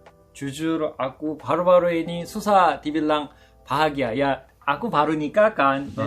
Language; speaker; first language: Indonesian; non-native, fluent; Korean